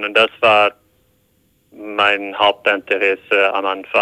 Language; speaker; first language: German; non-native, fluent; English